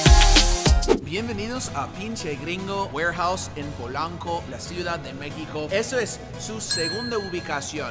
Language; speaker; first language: Spanish; non-native, fluent; English